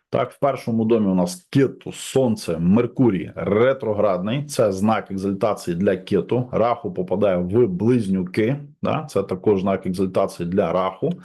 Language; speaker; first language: Ukrainian; non-native, local second language; Russian